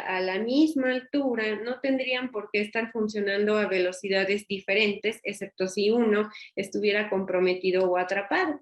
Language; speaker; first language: Spanish; native; Spanish